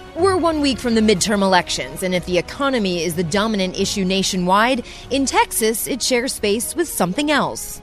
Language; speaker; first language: English; native; English